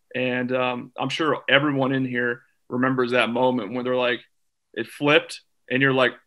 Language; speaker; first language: English; native; English